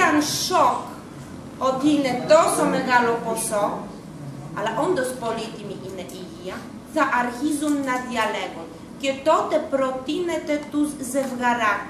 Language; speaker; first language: Greek; non-native, learner; Russian